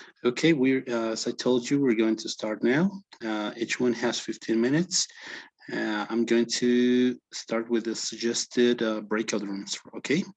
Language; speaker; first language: English; non-native, fluent; Spanish